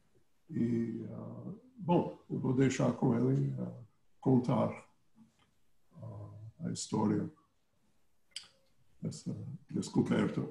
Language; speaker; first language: Portuguese; non-native, fluent; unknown